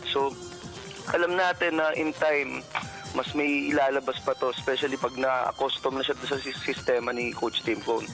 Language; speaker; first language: Filipino; native; Filipino